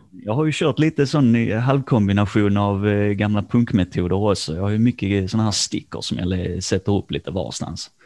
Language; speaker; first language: Swedish; native; Swedish